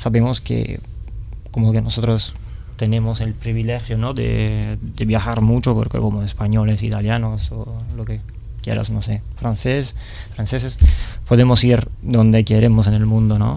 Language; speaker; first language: Spanish; non-native, fluent; Italian